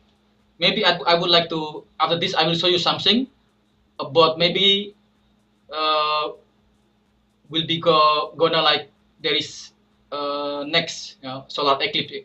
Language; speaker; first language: English; non-native, fluent; Indonesian